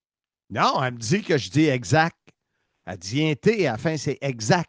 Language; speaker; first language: French; native; French